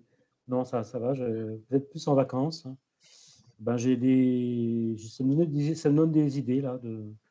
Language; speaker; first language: French; native; French